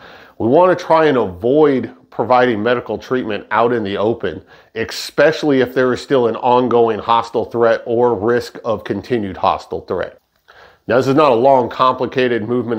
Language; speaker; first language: English; native; English